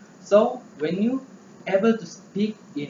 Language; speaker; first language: English; non-native, learner; Malay